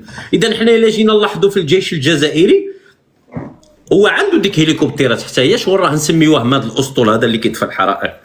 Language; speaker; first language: Arabic; native; Arabic